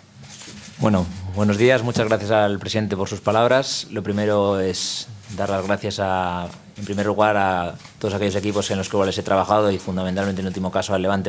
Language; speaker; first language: Spanish; native; Spanish